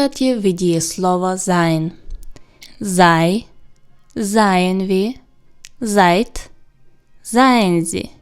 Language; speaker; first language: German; non-native, fluent; Ukrainian